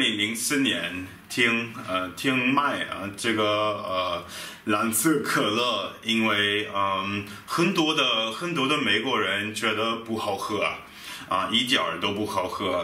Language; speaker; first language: Chinese; non-native, fluent; German